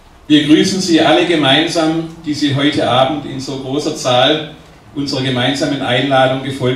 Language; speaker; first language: German; native; German